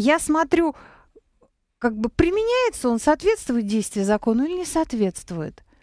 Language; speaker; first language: Russian; native; Russian